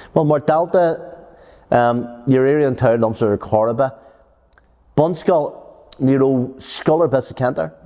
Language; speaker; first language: Irish; non-native, local second language; English